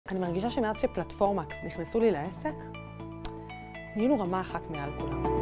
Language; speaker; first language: Hebrew; native; Hebrew